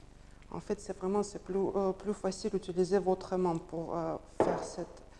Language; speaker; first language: French; non-native, learner; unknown